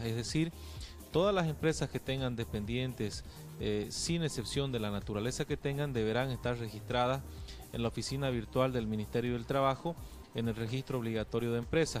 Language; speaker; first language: Spanish; native; Spanish